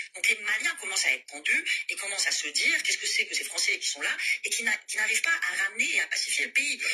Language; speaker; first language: French; native; French